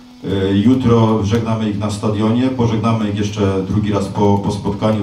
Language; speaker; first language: Polish; native; Polish